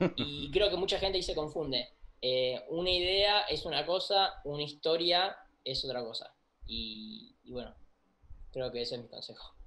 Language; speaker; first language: Spanish; native; Spanish